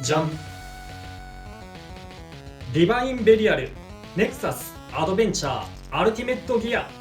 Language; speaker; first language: Japanese; native; Japanese